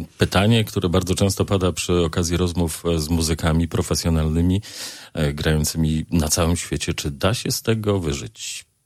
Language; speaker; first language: Polish; native; Polish